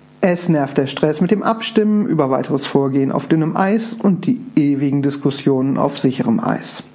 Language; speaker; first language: German; native; German